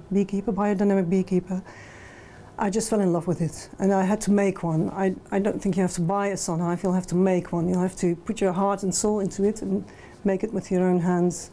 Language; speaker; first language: English; non-native, fluent; Dutch